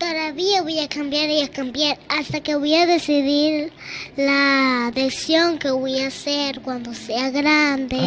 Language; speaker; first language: Spanish; early bilingual, other home language; Haitian Creole